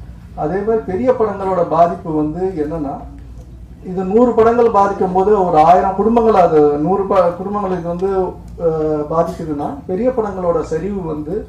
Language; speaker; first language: Tamil; native; Tamil